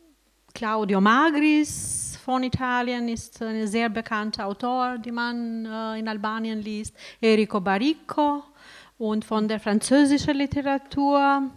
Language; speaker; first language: German; non-native, fluent; Albanian